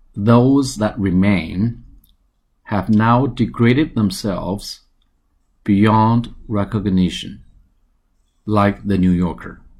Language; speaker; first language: English; non-native, fluent; Chinese